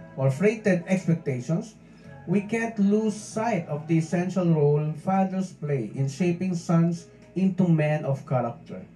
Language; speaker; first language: English; non-native, local second language; Filipino